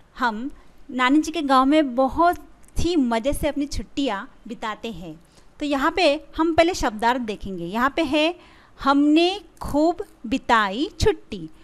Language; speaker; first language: Hindi; non-native, local second language; Marathi